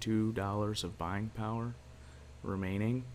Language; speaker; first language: English; native; English